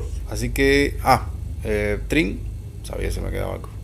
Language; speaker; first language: Spanish; native; Spanish